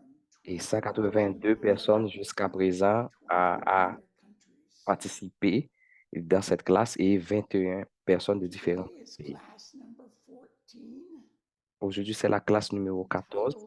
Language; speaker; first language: French; non-native, fluent; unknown